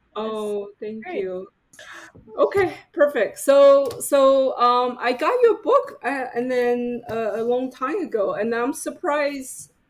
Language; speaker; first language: English; non-native, fluent; Chinese